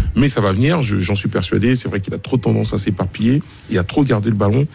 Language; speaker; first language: French; native; French